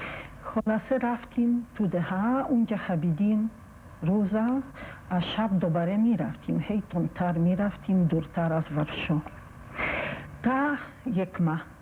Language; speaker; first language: Persian; non-native, fluent; Polish